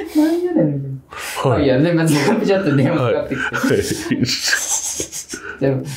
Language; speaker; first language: Japanese; native; Japanese